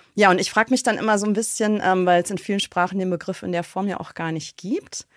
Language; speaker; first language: German; early bilingual, other home language; Russian